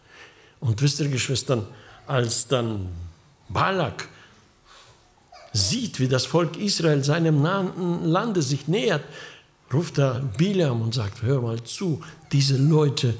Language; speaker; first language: German; early bilingual, heritage; German